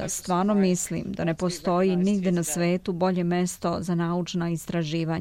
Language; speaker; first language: Serbian; native; Serbian